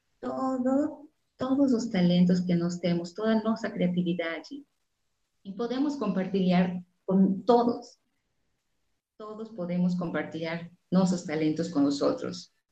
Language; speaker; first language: Spanish; non-native, fluent; Portuguese